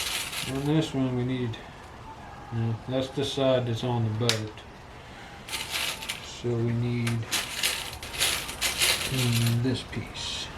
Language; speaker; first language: English; native; English